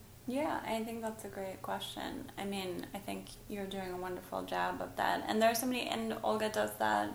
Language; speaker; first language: English; native; English